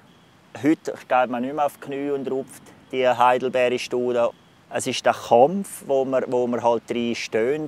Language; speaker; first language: German; native; German